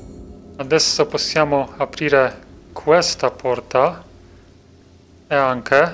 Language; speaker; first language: Italian; non-native, fluent; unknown